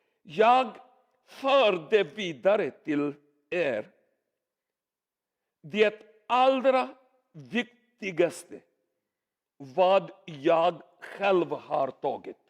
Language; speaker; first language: Swedish; non-native, learner; Urdu